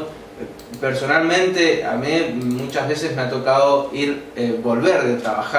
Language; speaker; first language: Spanish; native; Spanish